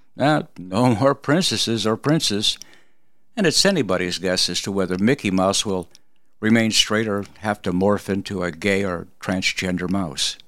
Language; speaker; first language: English; early bilingual, other home language; Polish